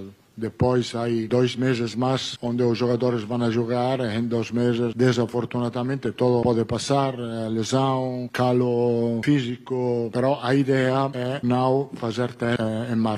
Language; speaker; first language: Portuguese; non-native, learner; Italian